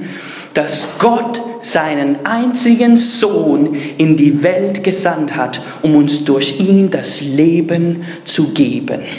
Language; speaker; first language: German; non-native, fluent; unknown